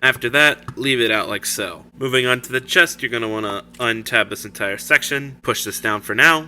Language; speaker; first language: English; native; English